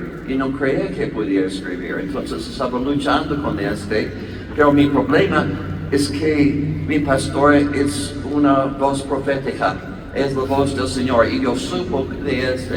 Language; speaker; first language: Spanish; non-native, learner; English